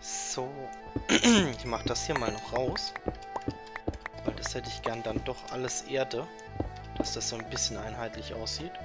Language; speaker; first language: German; native; German